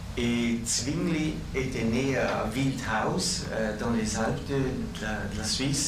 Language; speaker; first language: French; non-native, local second language; German